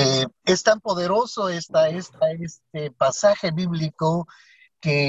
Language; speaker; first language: Spanish; native; Spanish